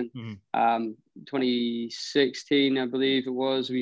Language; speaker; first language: English; native; English